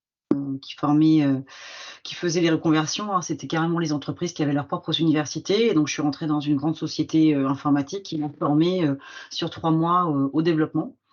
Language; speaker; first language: French; native; French